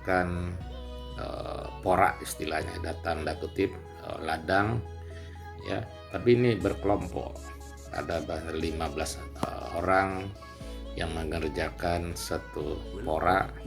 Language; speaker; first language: Indonesian; non-native, local second language; Minangkabau